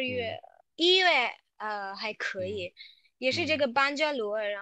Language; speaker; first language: Chinese; non-native, local second language; Tamil